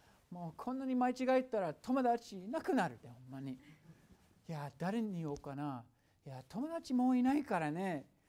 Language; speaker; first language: Japanese; non-native, fluent; English